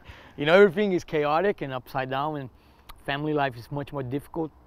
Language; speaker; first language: English; non-native, fluent; Portuguese